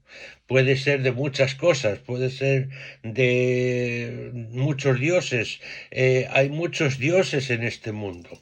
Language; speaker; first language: Spanish; native; Spanish